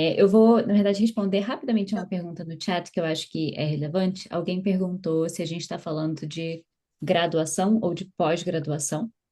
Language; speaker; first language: Portuguese; native; Portuguese